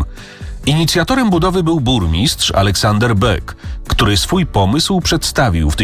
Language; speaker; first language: Polish; native; Polish